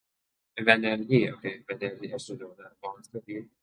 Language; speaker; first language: Italian; non-native, learner; English